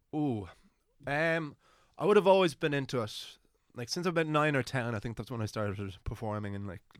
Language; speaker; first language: English; native; English